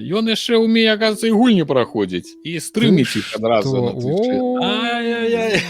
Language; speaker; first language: Belarusian; non-native, local second language; Russian